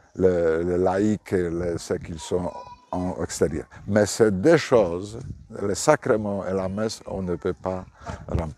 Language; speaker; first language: French; non-native, fluent; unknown